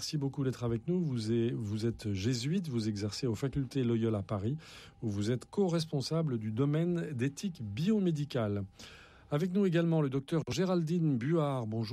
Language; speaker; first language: French; native; French